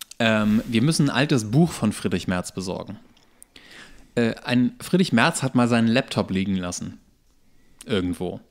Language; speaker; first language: German; native; German